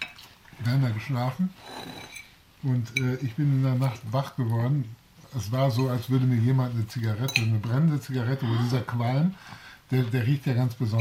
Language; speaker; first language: German; native; German